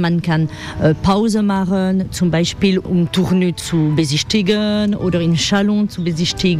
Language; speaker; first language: German; non-native, fluent; French